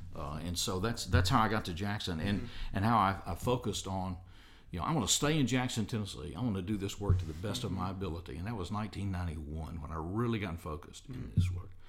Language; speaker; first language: English; native; English